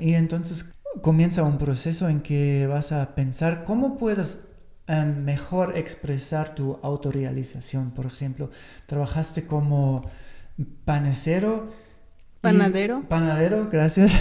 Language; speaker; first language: Spanish; non-native, fluent; German